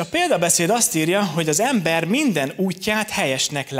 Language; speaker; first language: Hungarian; native; Hungarian